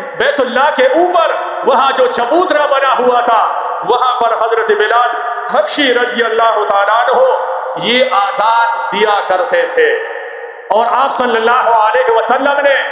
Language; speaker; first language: Urdu; non-native, local second language; Pashto